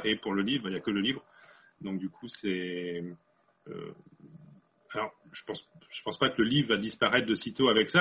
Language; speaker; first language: French; native; French